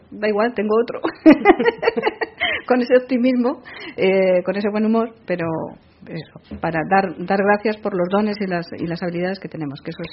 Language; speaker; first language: Spanish; native; Spanish